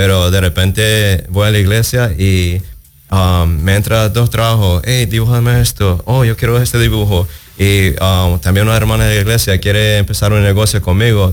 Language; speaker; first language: Spanish; early bilingual, heritage; Spanish